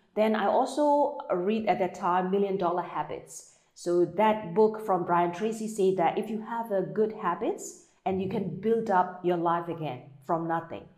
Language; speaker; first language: English; non-native, fluent; Burmese